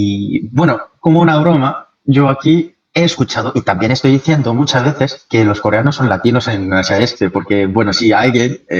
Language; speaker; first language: Spanish; non-native, fluent; Korean